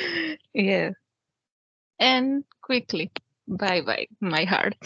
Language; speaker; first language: English; non-native, learner; Spanish